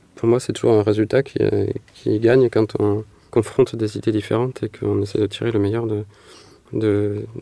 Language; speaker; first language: French; native; French